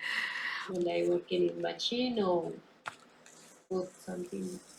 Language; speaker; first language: English; non-native, learner; Spanish